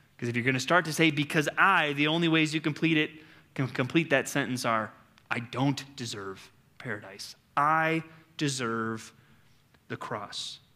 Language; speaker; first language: English; native; English